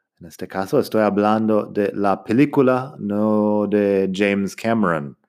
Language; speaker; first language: Spanish; non-native, fluent; English